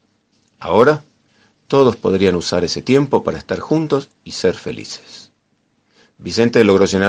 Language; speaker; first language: Spanish; native; Spanish